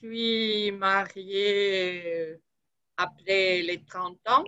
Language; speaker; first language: French; non-native, fluent; Spanish